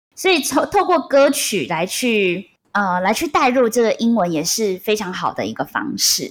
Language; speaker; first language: Chinese; non-native, local second language; Min Nan Chinese